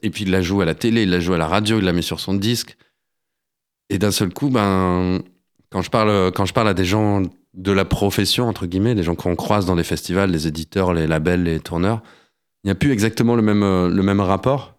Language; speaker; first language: French; native; French